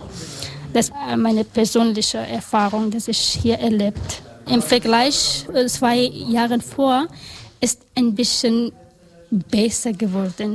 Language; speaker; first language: German; non-native, learner; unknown